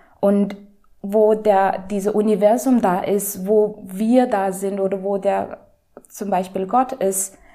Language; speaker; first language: German; non-native, fluent; Marathi